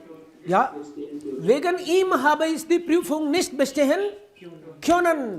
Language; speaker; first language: German; non-native, fluent; Hindi